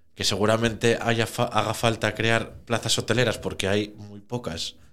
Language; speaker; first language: Spanish; native; Spanish